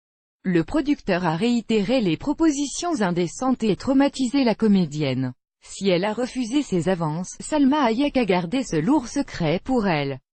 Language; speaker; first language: French; native; French